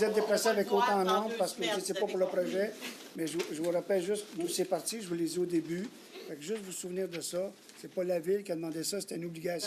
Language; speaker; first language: French; native; French